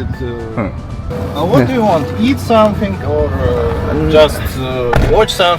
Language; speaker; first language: English; non-native, learner; Russian